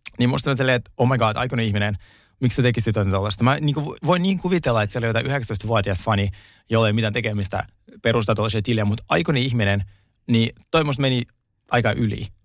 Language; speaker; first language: Finnish; non-native, fluent; Russian